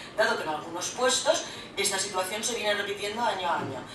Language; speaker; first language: Spanish; non-native, local second language; Catalan